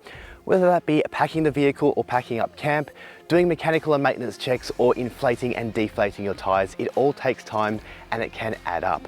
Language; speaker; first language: English; native; English